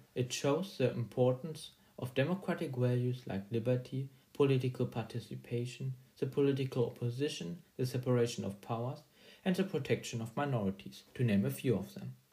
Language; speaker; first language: English; non-native, fluent; German